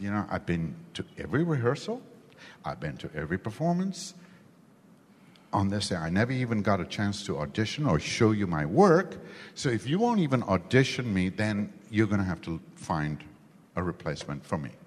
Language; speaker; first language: English; non-native, local second language; Gujarati